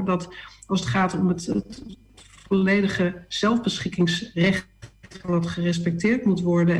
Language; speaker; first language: Dutch; native; Dutch